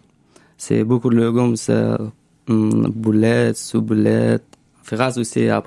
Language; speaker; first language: French; non-native, learner; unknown